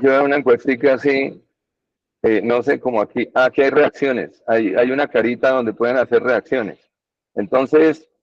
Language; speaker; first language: Spanish; native; Spanish